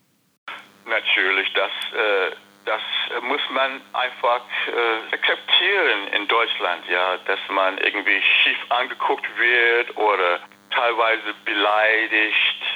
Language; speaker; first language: German; non-native, fluent; English